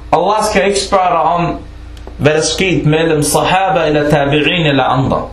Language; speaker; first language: Danish; non-native, fluent; Arabic